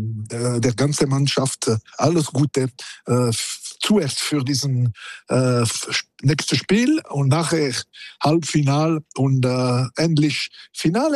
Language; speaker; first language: German; non-native, learner; French